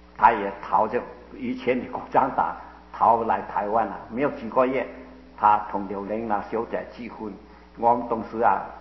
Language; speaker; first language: Chinese; non-native, local second language; Cantonese